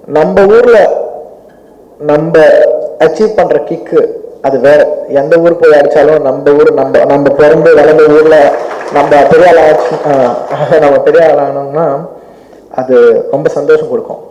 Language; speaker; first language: Tamil; non-native, local second language; Telugu